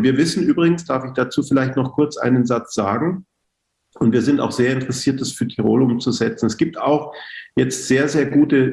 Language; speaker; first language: German; native; German